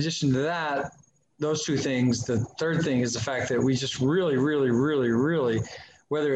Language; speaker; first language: English; native; English